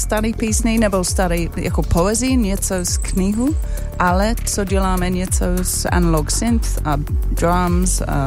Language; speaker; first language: Czech; non-native, fluent; English